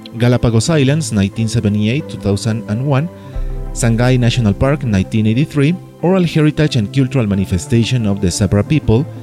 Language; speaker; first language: English; non-native, fluent; Spanish